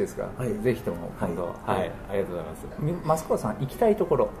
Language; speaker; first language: Japanese; native; Japanese